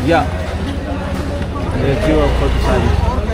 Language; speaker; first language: English; non-native, local second language; Hindi